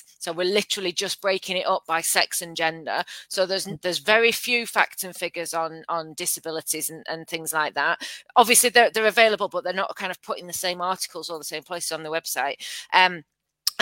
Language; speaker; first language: English; native; English